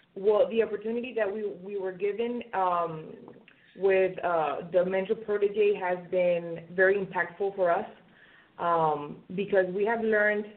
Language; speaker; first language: English; non-native, fluent; Spanish